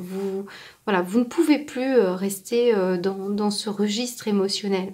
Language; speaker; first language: French; native; French